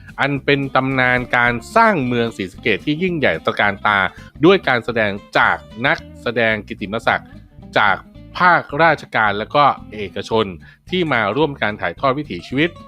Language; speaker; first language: Thai; native; Thai